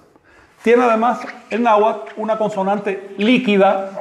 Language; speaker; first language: Spanish; native; Spanish